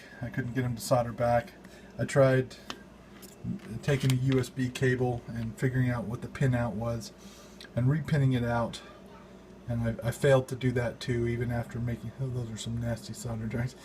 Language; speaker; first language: English; native; English